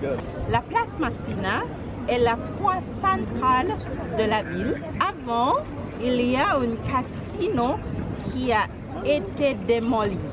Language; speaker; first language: French; non-native, learner; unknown